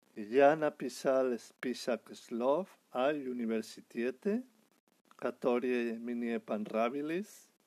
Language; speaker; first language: Russian; non-native, learner; Spanish